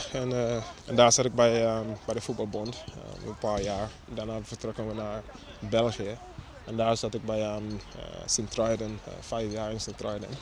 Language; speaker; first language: Dutch; non-native, fluent; English